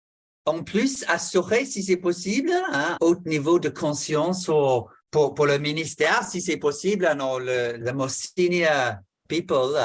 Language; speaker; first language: French; non-native, fluent; English